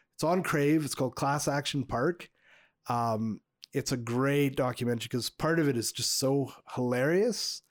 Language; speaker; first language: English; native; English